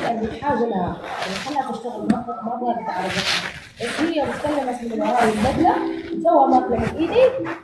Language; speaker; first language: Arabic; non-native, local second language; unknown